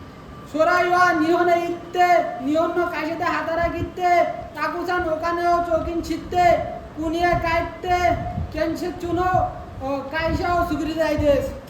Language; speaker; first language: Japanese; non-native, learner; Bangla